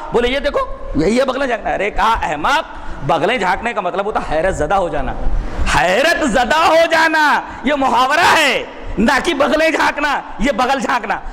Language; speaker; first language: Urdu; native; Urdu